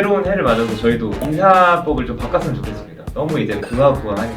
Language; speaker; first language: Korean; native; Korean